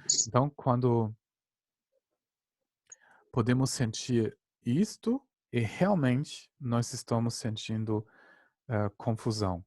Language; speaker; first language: Portuguese; non-native, fluent; German